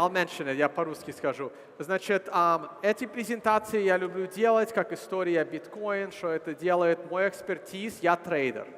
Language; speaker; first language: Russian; early bilingual, heritage; Russian